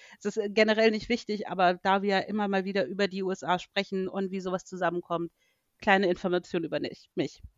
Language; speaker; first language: German; native; German